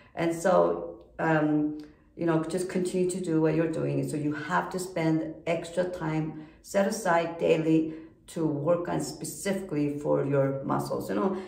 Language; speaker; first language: English; non-native, fluent; Korean